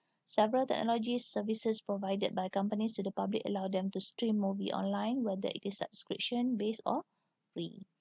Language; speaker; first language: English; non-native, local second language; Malay